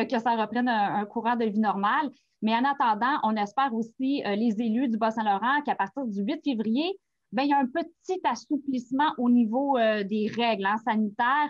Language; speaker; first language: French; native; French